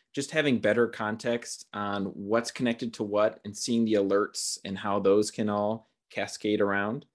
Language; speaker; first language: English; native; English